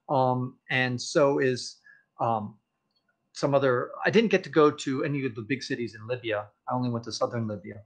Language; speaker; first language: English; native; English